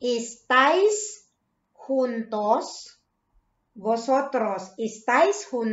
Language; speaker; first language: Spanish; non-native, fluent; Filipino